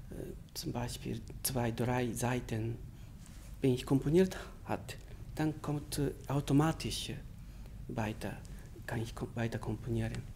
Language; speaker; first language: German; non-native, fluent; Japanese